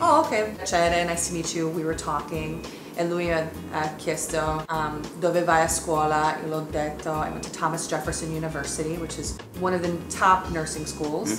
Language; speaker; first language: English; early bilingual, other home language; Italian